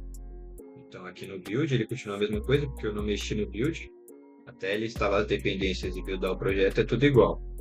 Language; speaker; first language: Portuguese; native; Portuguese